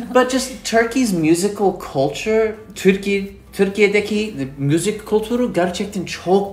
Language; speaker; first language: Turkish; non-native, learner; English